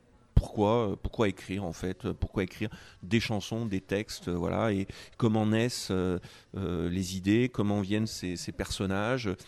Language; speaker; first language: French; native; French